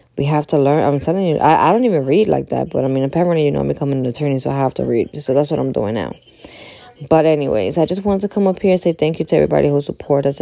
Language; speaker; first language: English; early bilingual, other home language; Spanish